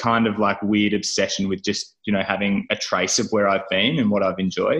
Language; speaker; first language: English; native; English